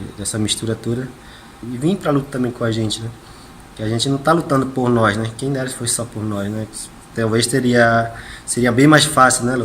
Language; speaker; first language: Portuguese; non-native, local second language; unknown